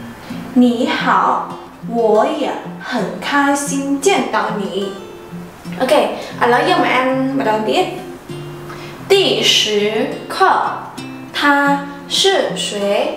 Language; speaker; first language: Chinese; non-native, fluent; Khmer